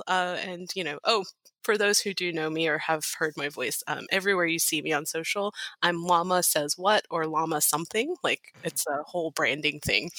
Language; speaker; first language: English; native; English